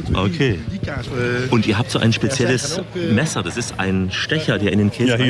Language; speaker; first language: German; native; German